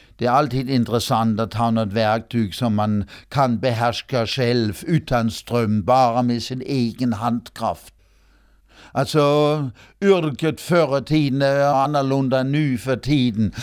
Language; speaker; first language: Swedish; non-native, fluent; German